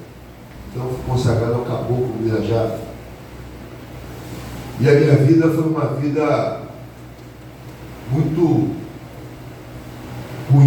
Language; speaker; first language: Portuguese; native; Portuguese